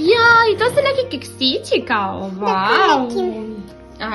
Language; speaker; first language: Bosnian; early bilingual, heritage; Serbian